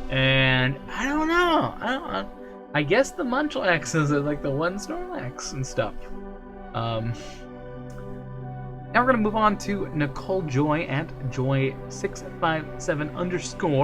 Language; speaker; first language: English; native; English